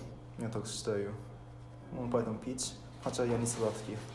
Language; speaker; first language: Russian; non-native, fluent; Japanese